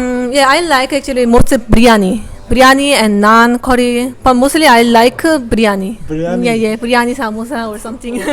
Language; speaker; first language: English; non-native, learner; Korean